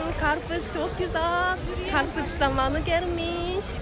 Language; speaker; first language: Turkish; non-native, learner; Japanese